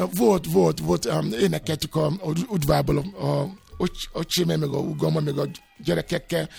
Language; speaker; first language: Hungarian; non-native, learner; Yoruba